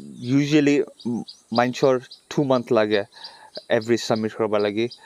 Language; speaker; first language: Bangla; early bilingual, other home language; Sylheti